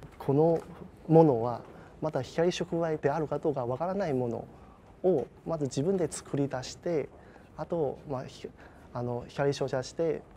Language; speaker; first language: Japanese; non-native, fluent; Chinese